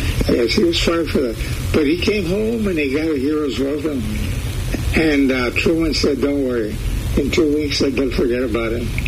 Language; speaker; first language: English; early bilingual, other home language; Spanish